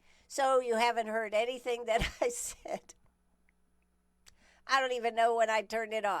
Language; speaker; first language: English; native; English